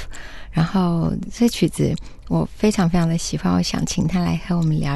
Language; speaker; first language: Chinese; native; Chinese